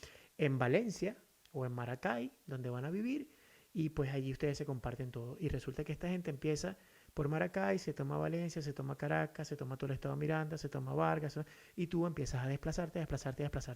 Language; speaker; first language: Spanish; native; Spanish